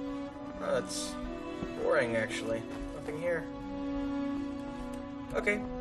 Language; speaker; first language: English; native; English